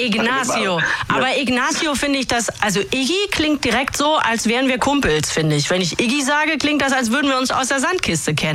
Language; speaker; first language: German; native; German